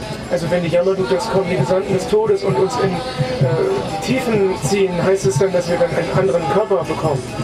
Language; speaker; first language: German; native; German